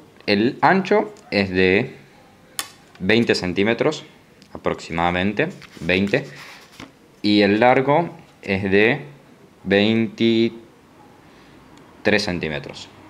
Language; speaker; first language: Spanish; native; Spanish